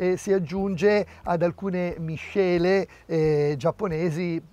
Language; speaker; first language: Italian; native; Italian